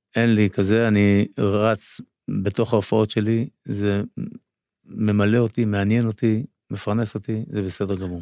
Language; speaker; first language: Hebrew; native; Hebrew